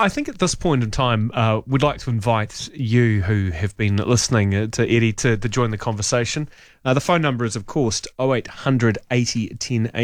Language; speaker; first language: English; native; English